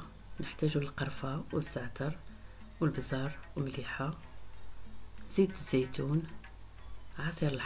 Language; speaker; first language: Arabic; native; Arabic